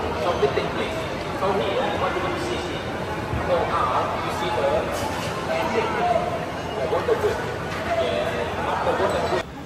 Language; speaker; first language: English; non-native, learner; Vietnamese